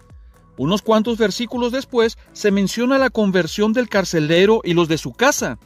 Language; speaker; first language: Spanish; native; Spanish